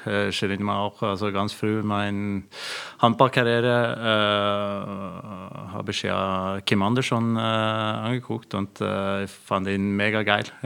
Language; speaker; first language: German; non-native, fluent; Norwegian